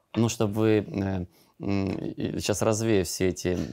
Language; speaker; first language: Russian; native; Russian